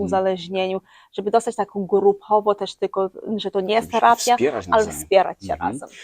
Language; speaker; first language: Polish; early bilingual, heritage; English